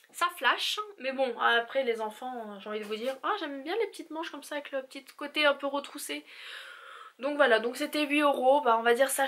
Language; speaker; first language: French; native; French